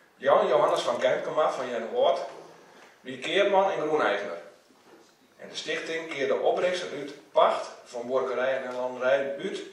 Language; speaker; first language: Dutch; non-native, local second language; Western Frisian